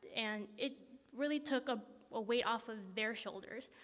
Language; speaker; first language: English; native; English